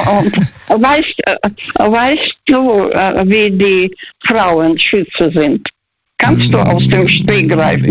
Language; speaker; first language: German; non-native, fluent; Russian